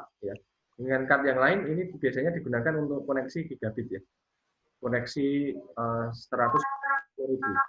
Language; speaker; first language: Indonesian; native; Indonesian